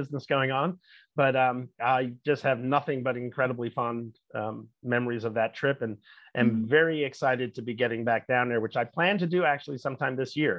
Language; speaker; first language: English; native; English